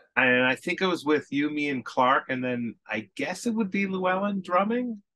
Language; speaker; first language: English; native; English